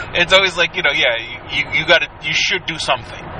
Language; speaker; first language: English; early bilingual, other home language; Spanish